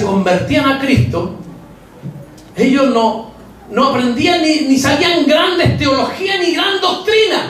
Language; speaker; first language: Spanish; native; Spanish